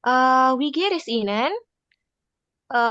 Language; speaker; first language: German; non-native, learner; Indonesian